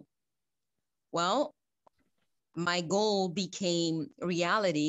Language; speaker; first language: English; non-native, fluent; Haitian Creole